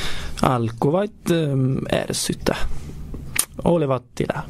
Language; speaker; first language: Finnish; non-native, learner; Swedish